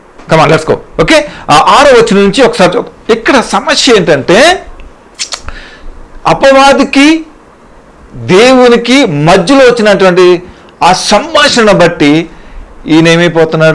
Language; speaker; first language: Telugu; native; Telugu